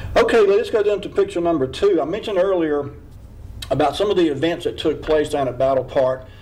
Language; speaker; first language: English; native; English